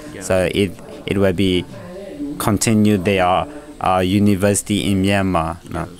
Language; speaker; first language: English; non-native, learner; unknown